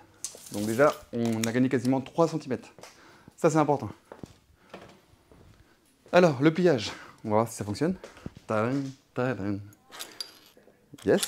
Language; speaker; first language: French; native; French